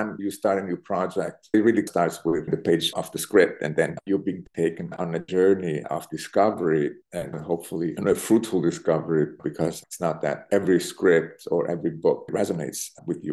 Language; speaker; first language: English; non-native, fluent; Italian